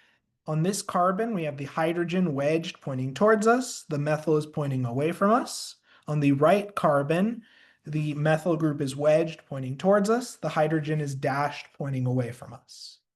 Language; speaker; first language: English; native; English